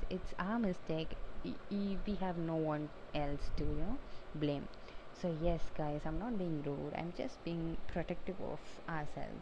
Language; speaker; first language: English; non-native, local second language; Tamil